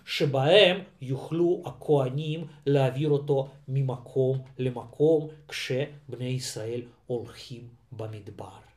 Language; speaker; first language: Hebrew; non-native, fluent; Russian